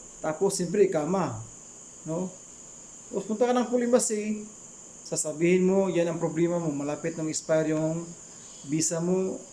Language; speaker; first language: Filipino; non-native, local second language; Cebuano